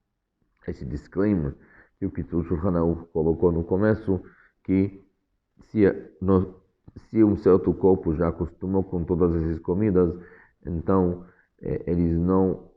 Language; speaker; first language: Portuguese; non-native, fluent; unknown